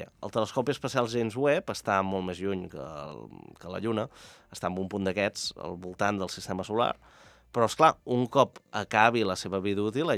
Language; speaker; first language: Catalan; native; Catalan